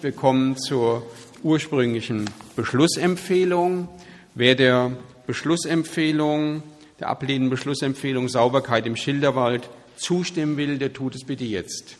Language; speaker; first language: German; native; German